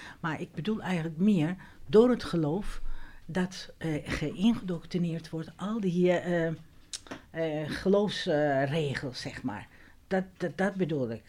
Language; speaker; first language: Dutch; non-native, fluent; Turkish